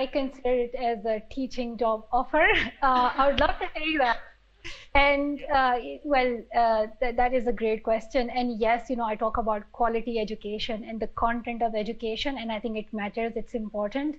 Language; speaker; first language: English; non-native, local second language; Pashto